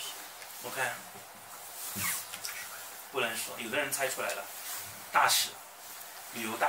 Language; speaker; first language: Chinese; native; Chinese